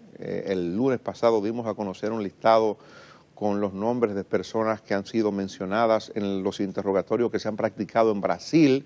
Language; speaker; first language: Spanish; native; Spanish